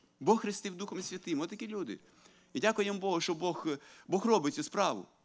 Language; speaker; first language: Ukrainian; native; Ukrainian